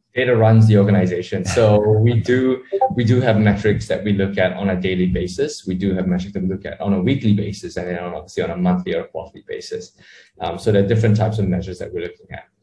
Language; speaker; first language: English; native; English